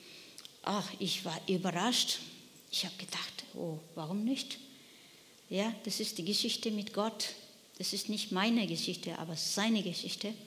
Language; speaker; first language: German; non-native, learner; Nepali